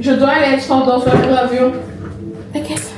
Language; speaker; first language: French; native; French